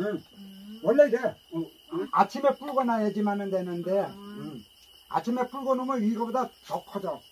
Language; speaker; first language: Korean; native; Korean